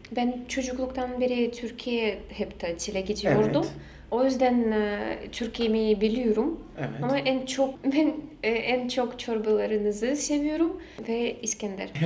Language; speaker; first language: Turkish; non-native, fluent; Russian